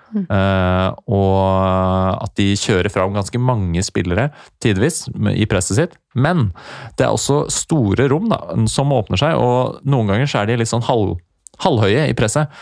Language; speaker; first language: Norwegian; native; Norwegian